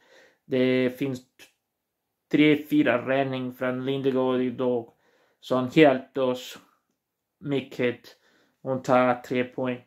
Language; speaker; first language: Swedish; non-native, learner; Portuguese